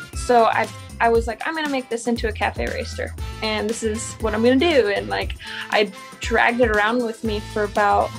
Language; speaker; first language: English; native; English